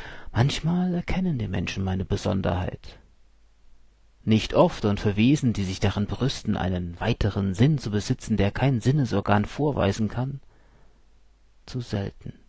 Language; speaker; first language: German; native; German